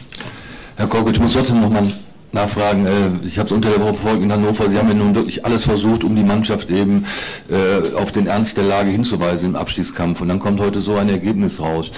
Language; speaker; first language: German; native; German